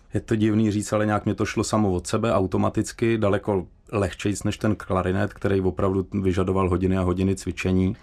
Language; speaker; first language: Czech; native; Czech